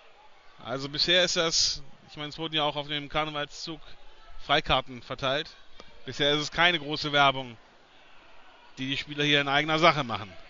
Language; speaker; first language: German; native; German